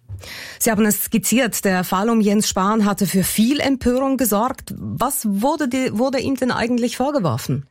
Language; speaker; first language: German; native; German